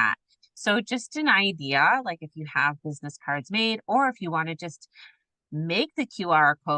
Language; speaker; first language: English; native; English